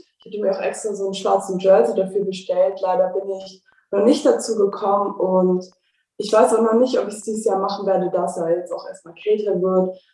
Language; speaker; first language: German; native; German